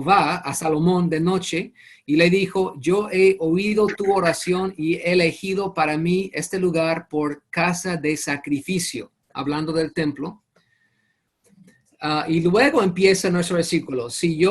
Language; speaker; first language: Spanish; non-native, fluent; English